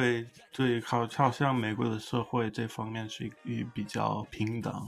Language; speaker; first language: Chinese; early bilingual, heritage; Chinese